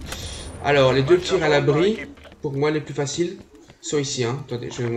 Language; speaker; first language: French; native; French